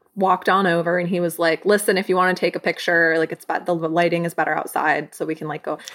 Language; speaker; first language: English; native; English